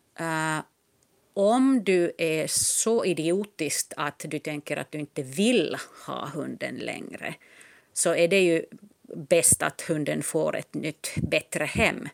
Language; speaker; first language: Swedish; non-native, local second language; Finnish